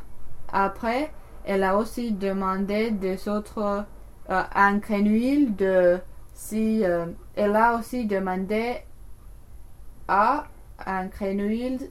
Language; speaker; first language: French; non-native, learner; English